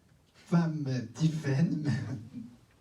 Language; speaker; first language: French; native; French